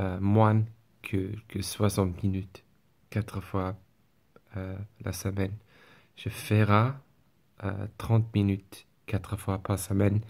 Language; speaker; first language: French; non-native, learner; English